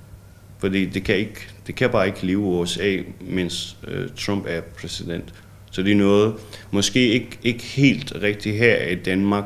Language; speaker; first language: Danish; non-native, learner; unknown